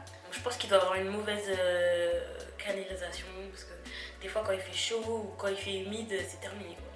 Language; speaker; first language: French; native; French